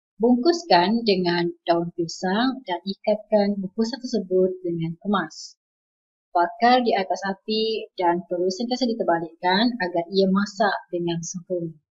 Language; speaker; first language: Malay; non-native, local second language; Iban